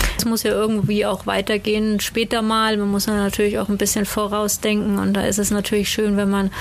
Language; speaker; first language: German; native; German